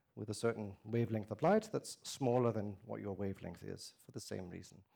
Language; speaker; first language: English; non-native, fluent; Danish